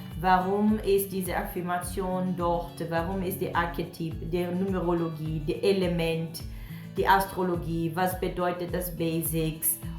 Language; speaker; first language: German; non-native, learner; Portuguese